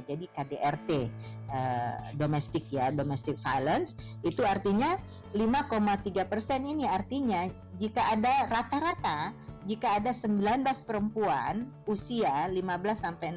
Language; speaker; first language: Indonesian; native; Indonesian